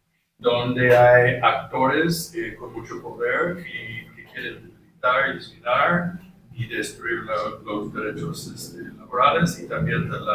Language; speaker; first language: Spanish; non-native, fluent; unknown